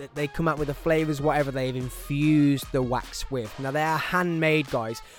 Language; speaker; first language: English; native; English